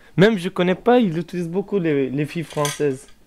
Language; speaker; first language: French; non-native, learner; Turkish